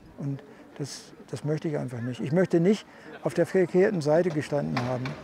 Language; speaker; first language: German; native; German